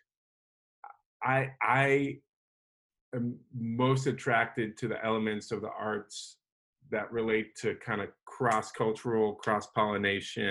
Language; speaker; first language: English; native; English